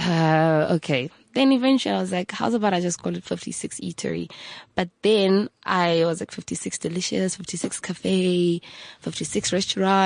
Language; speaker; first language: English; non-native, local second language; Tswana